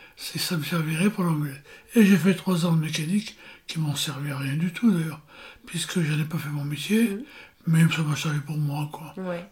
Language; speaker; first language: French; native; French